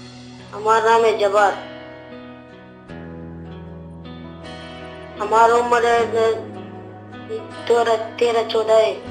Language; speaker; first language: Hindi; non-native, local second language; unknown